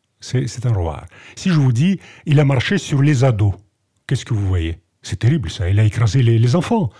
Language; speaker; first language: French; non-native, fluent; Russian